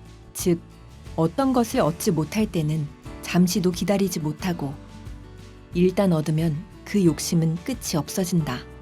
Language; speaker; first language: Korean; native; Korean